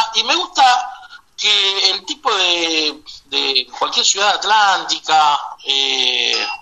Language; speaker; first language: Spanish; native; Spanish